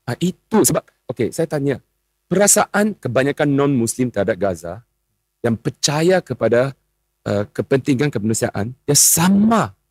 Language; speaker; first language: Malay; non-native, local second language; Chinese